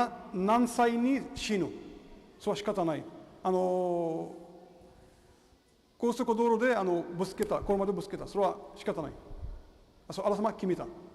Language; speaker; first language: Japanese; non-native, learner; Arabic